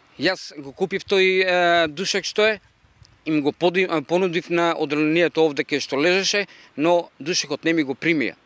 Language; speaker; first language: Macedonian; native; Macedonian